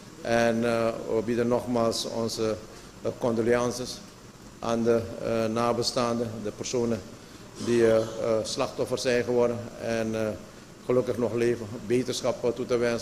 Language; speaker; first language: Dutch; native; Dutch